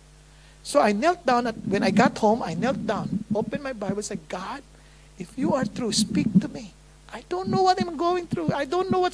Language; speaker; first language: English; non-native, local second language; Filipino